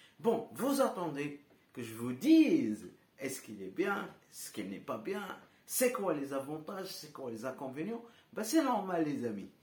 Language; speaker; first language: French; non-native, local second language; Arabic